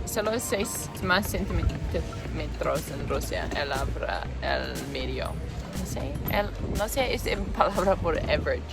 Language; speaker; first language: Spanish; non-native, learner; English